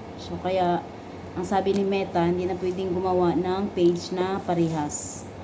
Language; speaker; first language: Filipino; non-native, local second language; Cebuano